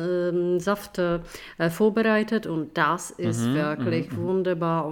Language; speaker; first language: German; non-native, fluent; Czech